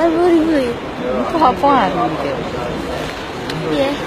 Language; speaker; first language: Korean; non-native, learner; Indonesian